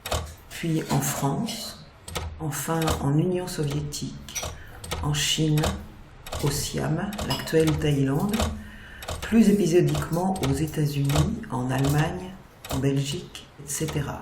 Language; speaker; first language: French; native; French